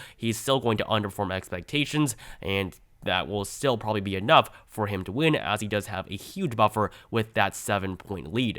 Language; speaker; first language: English; native; English